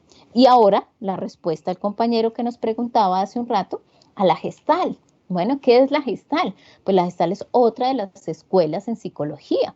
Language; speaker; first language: Spanish; native; Spanish